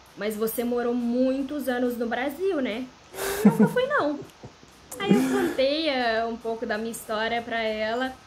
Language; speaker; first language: Portuguese; non-native, fluent; Romanian